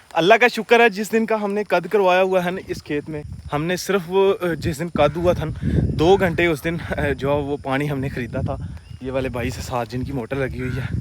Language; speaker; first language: Urdu; non-native, local second language; Punjabi